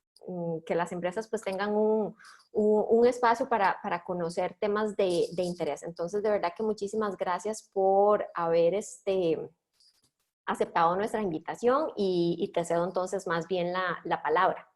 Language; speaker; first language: Spanish; native; Spanish